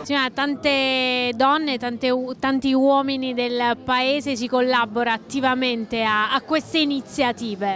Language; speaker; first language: Italian; native; Italian